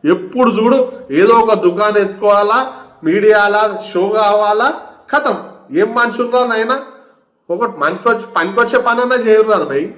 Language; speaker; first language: Telugu; native; Telugu